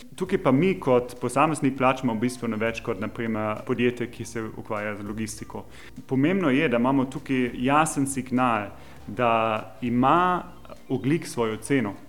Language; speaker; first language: Slovenian; non-native, fluent; German